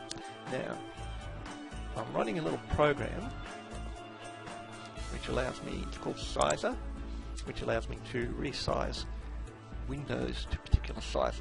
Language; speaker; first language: English; native; English